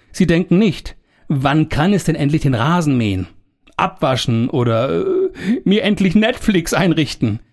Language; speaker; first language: German; native; German